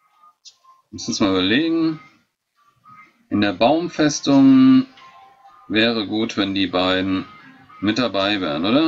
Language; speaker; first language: German; native; German